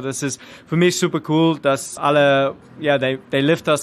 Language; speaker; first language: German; non-native, learner; English